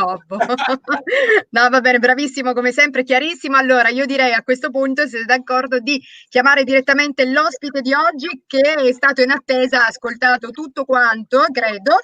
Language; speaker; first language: Italian; native; Italian